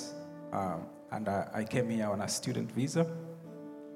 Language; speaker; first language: English; non-native, local second language; Luo (Kenya and Tanzania)